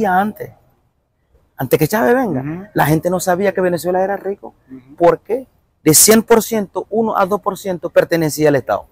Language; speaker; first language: Spanish; non-native, fluent; Bambara